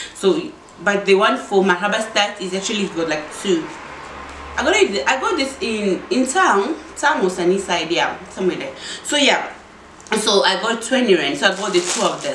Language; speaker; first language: English; non-native, fluent; Lingala